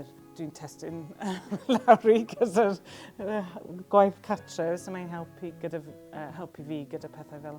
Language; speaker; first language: Welsh; non-native, learner; English